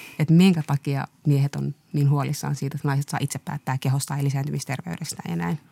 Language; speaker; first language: Finnish; early bilingual, other home language; Somali